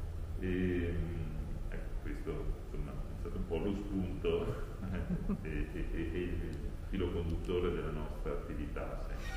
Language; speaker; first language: Italian; native; Italian